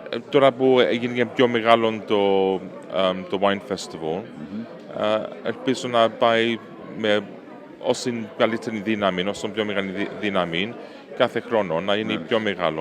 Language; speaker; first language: Greek; early bilingual, heritage; Greek